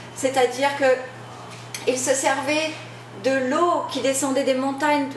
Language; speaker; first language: French; native; French